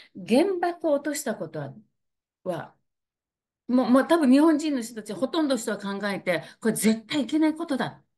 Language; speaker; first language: Japanese; native; Japanese